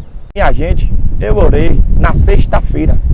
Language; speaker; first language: Portuguese; native; Portuguese